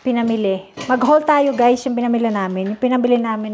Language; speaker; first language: Filipino; native; Filipino